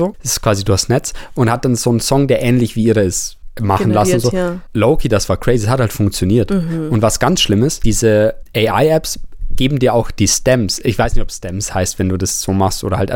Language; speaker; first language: German; native; German